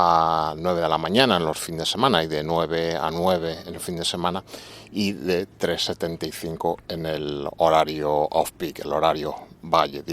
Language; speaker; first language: Spanish; native; Spanish